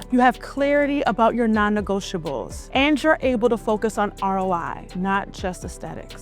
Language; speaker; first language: English; native; English